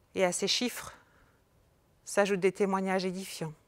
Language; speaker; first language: French; native; French